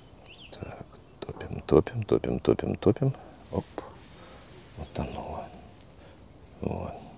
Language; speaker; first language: Russian; native; Russian